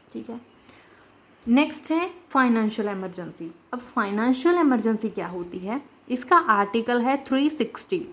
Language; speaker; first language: Hindi; native; Hindi